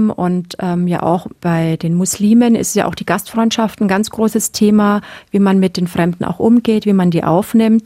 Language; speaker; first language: German; native; German